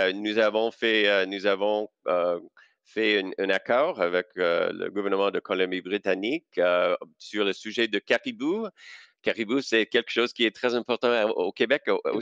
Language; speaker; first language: French; non-native, local second language; English